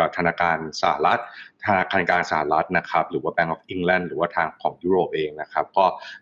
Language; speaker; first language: Thai; native; Thai